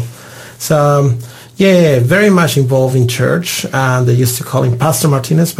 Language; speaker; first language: English; non-native, fluent; Spanish